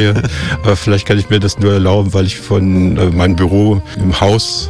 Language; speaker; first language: German; native; German